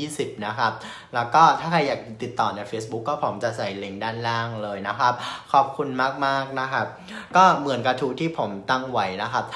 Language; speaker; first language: Thai; non-native, fluent; Vietnamese